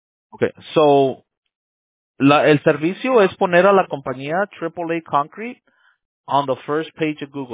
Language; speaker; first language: Spanish; early bilingual, heritage; Spanish